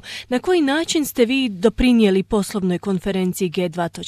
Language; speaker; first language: Croatian; native; Croatian